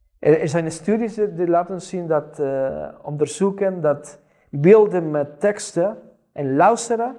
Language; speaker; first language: Dutch; non-native, fluent; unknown